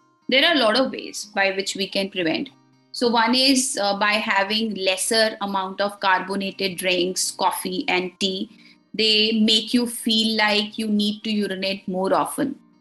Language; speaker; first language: English; non-native, local second language; Hindi